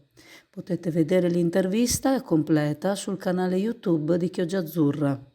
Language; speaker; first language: Italian; native; Italian